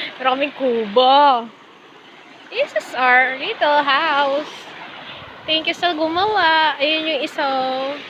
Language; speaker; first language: Filipino; native; Filipino